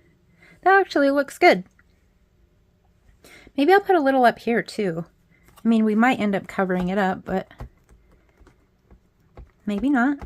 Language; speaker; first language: English; native; English